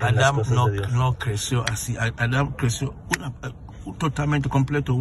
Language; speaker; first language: Spanish; non-native, learner; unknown